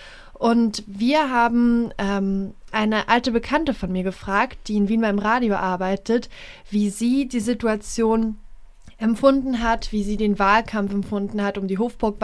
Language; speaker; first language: German; native; German